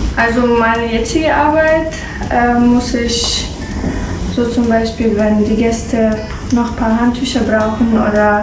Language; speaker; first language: German; non-native, fluent; Russian